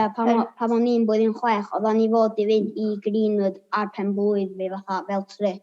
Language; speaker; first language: Welsh; native; Welsh